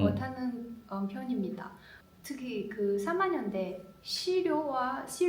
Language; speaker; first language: Korean; non-native, learner; Chinese